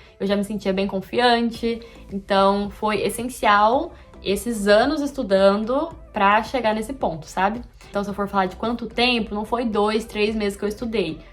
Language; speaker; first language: Portuguese; native; Portuguese